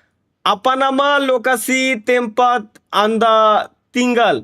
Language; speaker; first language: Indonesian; non-native, learner; Bangla